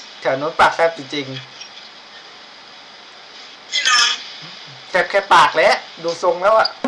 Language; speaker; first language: Thai; native; Thai